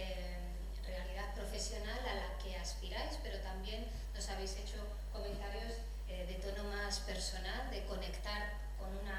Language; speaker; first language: Spanish; native; Spanish